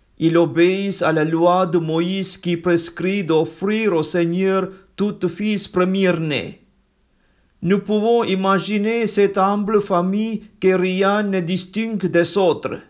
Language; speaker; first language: French; non-native, fluent; Malayalam